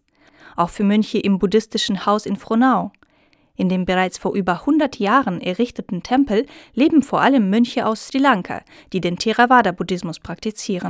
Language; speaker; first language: German; native; German